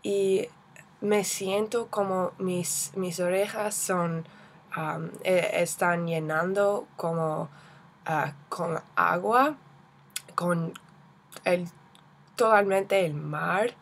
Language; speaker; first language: Spanish; non-native, learner; English